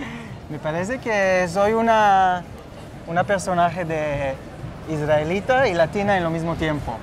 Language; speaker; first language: Spanish; non-native, fluent; Hebrew